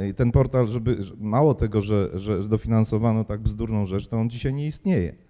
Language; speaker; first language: Polish; native; Polish